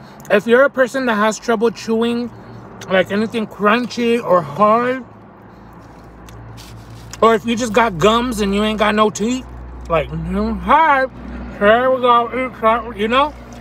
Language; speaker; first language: English; early bilingual, other home language; Spanish